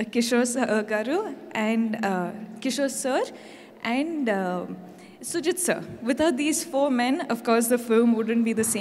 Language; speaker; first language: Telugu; non-native, fluent; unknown